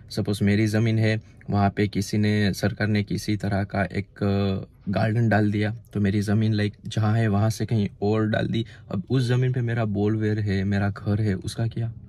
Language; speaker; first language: Hindi; non-native, local second language; Gujarati